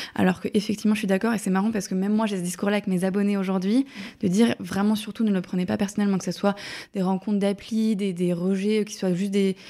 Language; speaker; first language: French; native; French